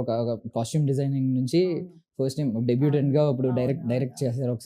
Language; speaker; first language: Telugu; native; Telugu